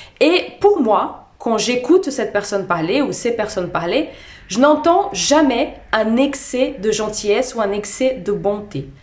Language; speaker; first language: French; non-native, fluent; Portuguese